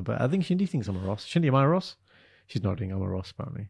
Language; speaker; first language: English; early bilingual, other home language; Punjabi